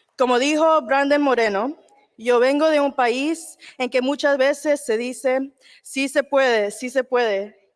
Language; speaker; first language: Spanish; early bilingual, other home language; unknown